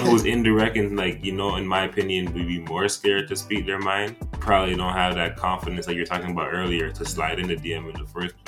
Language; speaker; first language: English; native; English